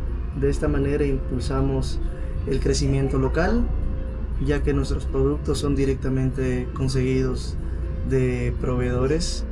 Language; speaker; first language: Spanish; native; Spanish